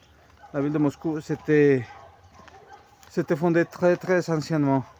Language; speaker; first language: French; non-native, fluent; Spanish